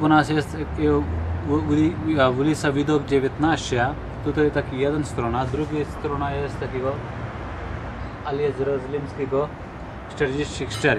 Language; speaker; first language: Polish; non-native, learner; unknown